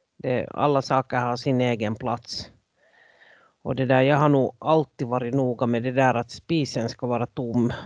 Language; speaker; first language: Swedish; native; Swedish